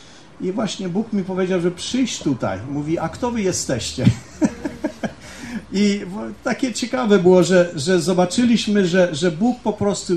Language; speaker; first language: Polish; early bilingual, heritage; Polish